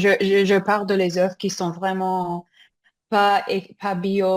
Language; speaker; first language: French; non-native, fluent; English